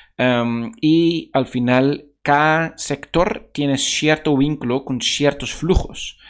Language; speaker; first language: Spanish; non-native, fluent; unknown